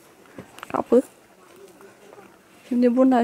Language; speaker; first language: Turkish; non-native, learner; Romanian